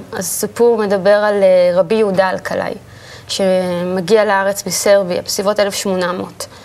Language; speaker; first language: Hebrew; native; Hebrew